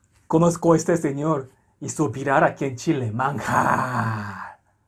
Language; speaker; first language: Spanish; non-native, learner; Korean